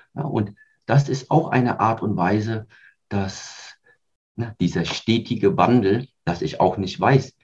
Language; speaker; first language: German; native; German